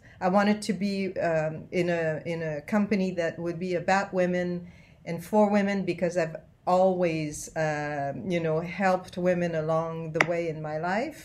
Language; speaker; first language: English; non-native, fluent; French